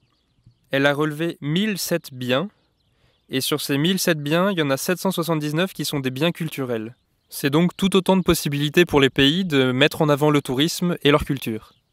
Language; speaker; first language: French; native; French